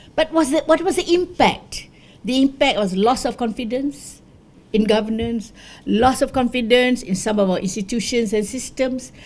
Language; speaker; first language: English; non-native, local second language; Malay